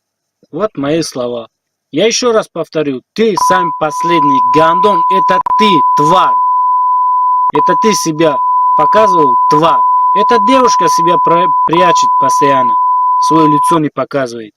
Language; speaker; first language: Russian; non-native, learner; Tajik